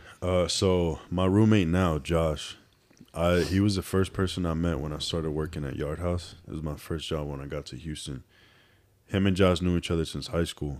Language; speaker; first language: English; native; English